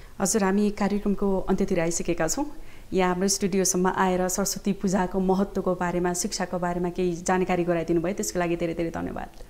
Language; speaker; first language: Nepali; native; Nepali